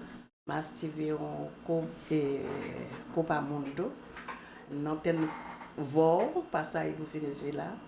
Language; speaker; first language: Portuguese; non-native, learner; Haitian Creole